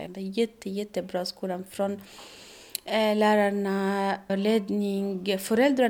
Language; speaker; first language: Swedish; non-native, learner; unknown